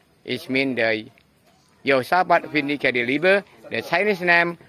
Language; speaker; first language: English; non-native, learner; Indonesian